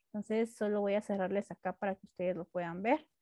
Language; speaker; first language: Spanish; native; Spanish